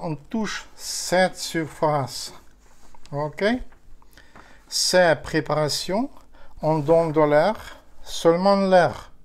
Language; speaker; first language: French; non-native, learner; Ukrainian